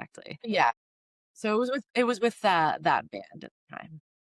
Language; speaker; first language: English; native; English